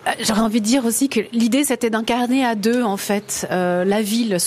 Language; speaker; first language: French; native; French